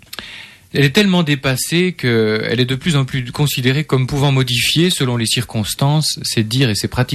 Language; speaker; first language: French; native; French